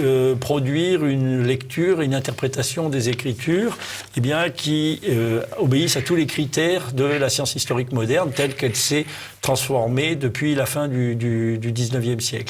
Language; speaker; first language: French; native; French